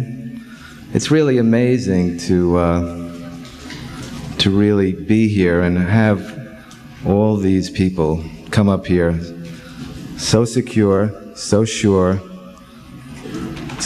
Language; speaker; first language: English; native; English